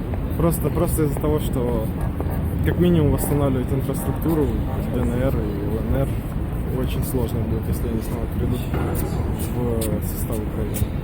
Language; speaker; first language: Russian; native; Russian